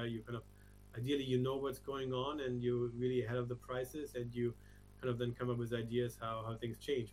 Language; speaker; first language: English; non-native, fluent; German